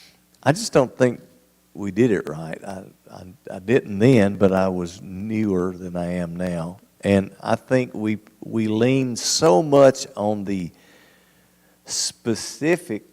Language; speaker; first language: English; native; English